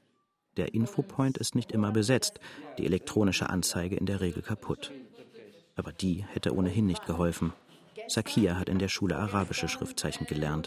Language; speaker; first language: German; native; German